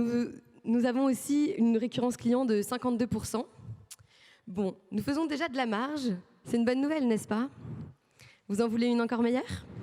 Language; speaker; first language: French; native; French